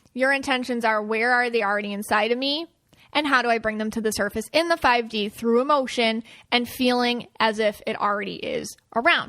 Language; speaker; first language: English; native; English